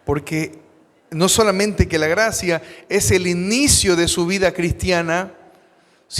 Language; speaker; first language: Spanish; native; Spanish